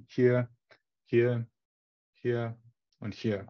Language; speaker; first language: German; non-native, fluent; English